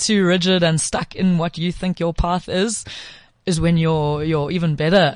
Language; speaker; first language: English; native; English